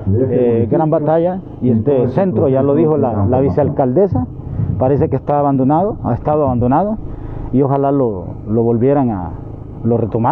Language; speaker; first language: Spanish; native; Spanish